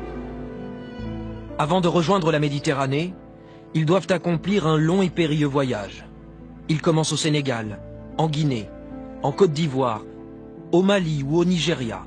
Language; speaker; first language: French; native; French